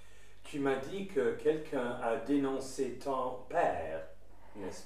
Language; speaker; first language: French; non-native, learner; English